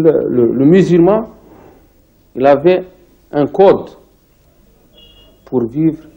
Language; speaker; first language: French; non-native, learner; Arabic